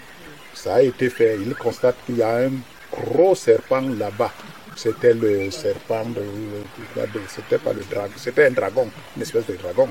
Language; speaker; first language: French; non-native, local second language; Basaa